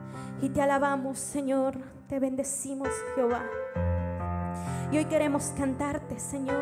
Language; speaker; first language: Spanish; native; Spanish